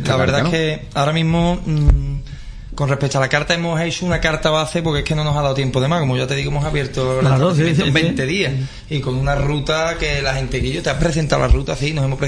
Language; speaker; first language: Spanish; native; Spanish